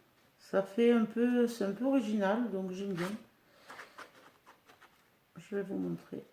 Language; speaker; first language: French; native; French